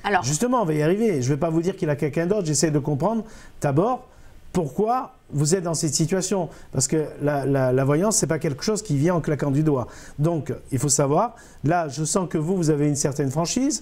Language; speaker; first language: French; native; French